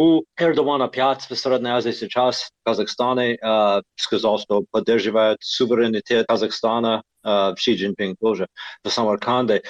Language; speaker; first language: Russian; non-native, fluent; English